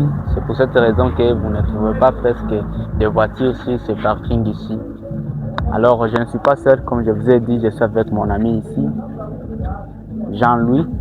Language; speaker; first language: French; non-native, local second language; Rundi